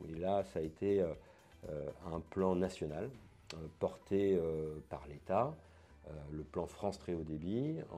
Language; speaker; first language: French; native; French